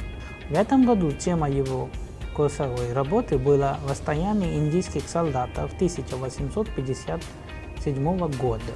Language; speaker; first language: Russian; non-native, fluent; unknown